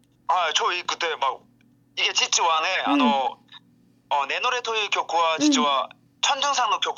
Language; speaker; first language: Japanese; non-native, learner; Korean